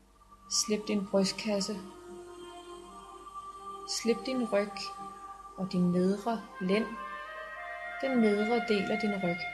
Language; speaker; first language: Danish; native; Danish